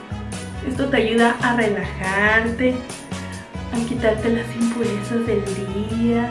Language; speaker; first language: Spanish; native; Spanish